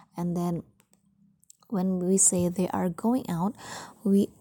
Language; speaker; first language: English; non-native, fluent; Indonesian